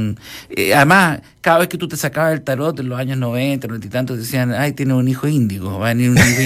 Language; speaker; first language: Spanish; native; Spanish